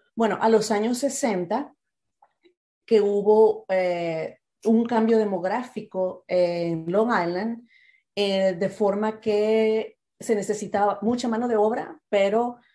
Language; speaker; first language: Spanish; native; Spanish